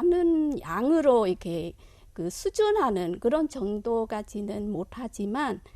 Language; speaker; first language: Korean; non-native, fluent; Vietnamese